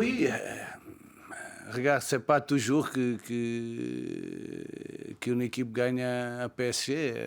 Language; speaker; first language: French; non-native, learner; Portuguese